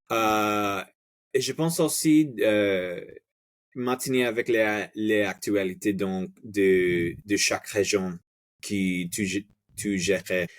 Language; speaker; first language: French; non-native, fluent; Spanish